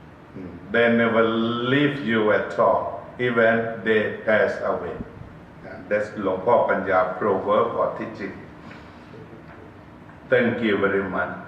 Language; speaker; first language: English; non-native, learner; Thai